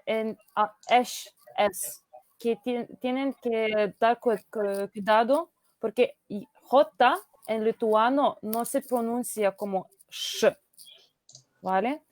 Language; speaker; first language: Spanish; non-native, fluent; Lithuanian